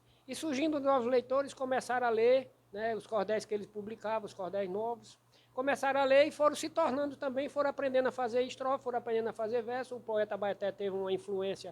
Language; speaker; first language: Portuguese; native; Portuguese